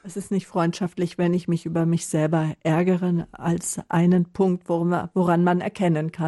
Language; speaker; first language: German; native; German